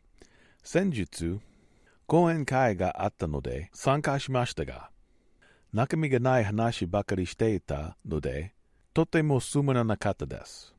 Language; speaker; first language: Japanese; non-native, learner; English